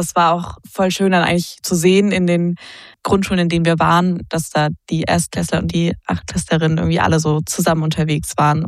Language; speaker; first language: German; native; German